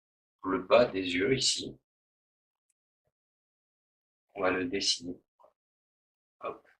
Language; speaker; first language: French; native; French